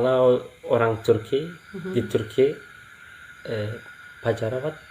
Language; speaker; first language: Indonesian; non-native, learner; Turkish